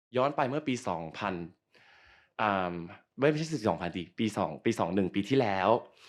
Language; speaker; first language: Thai; native; Thai